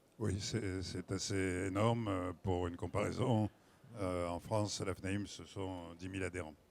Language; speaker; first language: French; native; French